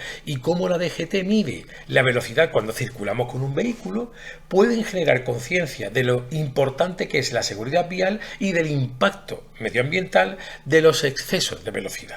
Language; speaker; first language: Spanish; native; Spanish